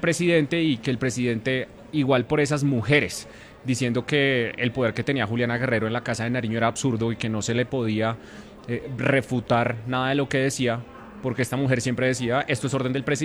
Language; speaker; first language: Spanish; native; Spanish